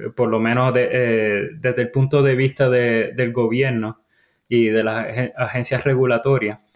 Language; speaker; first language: Spanish; native; Spanish